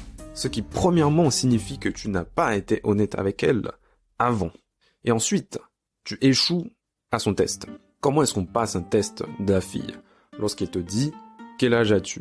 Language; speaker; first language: French; native; French